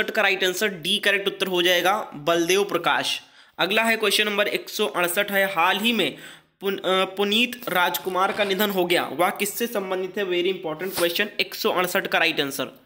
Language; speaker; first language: Hindi; native; Hindi